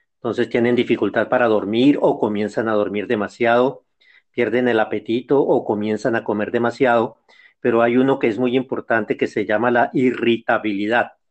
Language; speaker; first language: Spanish; native; Spanish